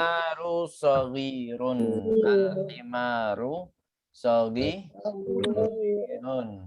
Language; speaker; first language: Arabic; non-native, fluent; Indonesian